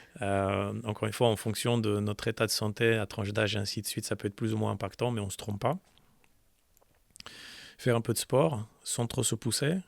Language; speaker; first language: French; native; French